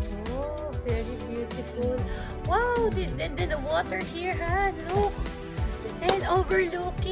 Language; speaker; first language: English; non-native, learner; Japanese